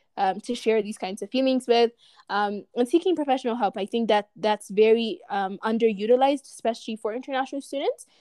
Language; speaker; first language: English; non-native, fluent; Amharic